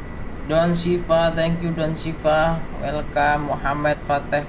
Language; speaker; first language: English; non-native, local second language; Indonesian